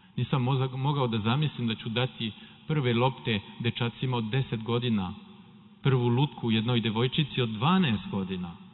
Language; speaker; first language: Serbian; non-native, fluent; French